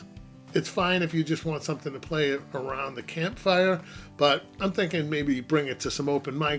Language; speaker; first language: English; native; English